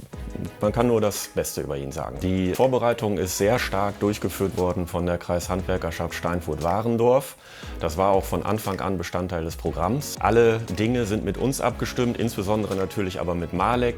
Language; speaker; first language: German; native; German